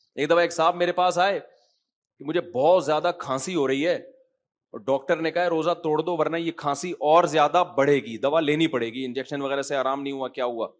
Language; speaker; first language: Urdu; native; Urdu